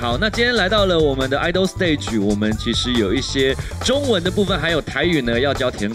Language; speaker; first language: Chinese; native; Chinese